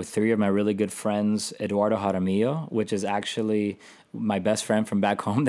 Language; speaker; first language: English; native; English